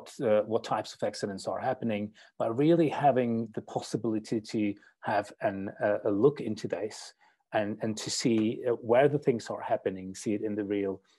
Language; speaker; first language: English; non-native, fluent; Czech